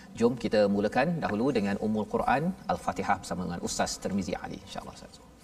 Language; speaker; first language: Malay; native; Malay